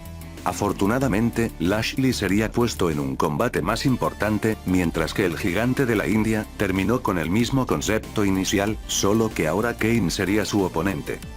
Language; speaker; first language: Spanish; native; Spanish